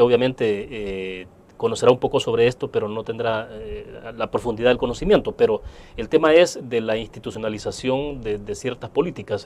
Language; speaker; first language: Spanish; native; Spanish